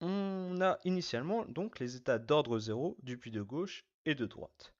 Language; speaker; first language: French; native; French